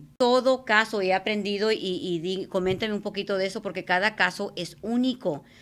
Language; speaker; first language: Spanish; native; Spanish